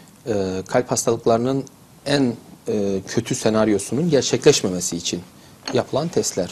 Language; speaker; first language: Turkish; native; Turkish